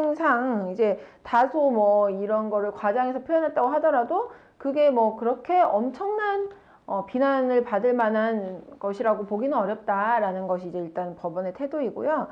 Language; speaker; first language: Korean; native; Korean